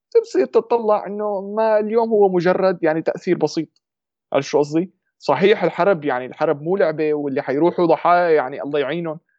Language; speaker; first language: Arabic; native; Arabic